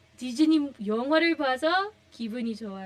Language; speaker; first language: Korean; non-native, fluent; Filipino